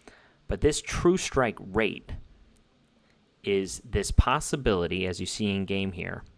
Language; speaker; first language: English; native; English